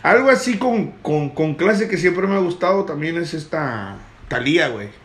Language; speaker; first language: Spanish; early bilingual, heritage; Spanish